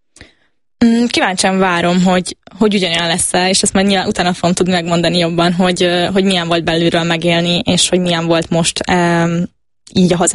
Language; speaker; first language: Hungarian; native; Hungarian